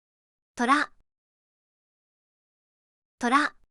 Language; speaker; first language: Japanese; native; Japanese